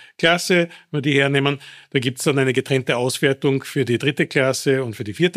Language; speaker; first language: German; early bilingual, other home language; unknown